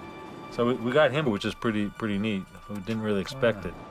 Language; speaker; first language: English; native; English